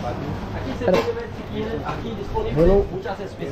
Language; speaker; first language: Spanish; non-native, learner; Hindi